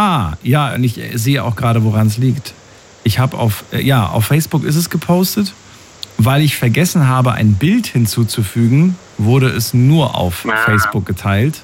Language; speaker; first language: German; native; German